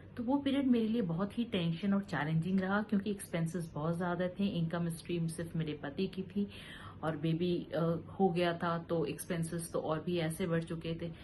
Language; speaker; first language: Hindi; native; Hindi